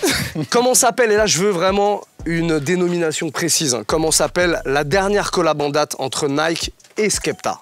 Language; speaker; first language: French; native; French